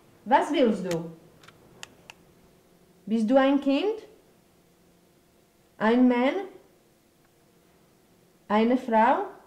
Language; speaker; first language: German; non-native, learner; Slovak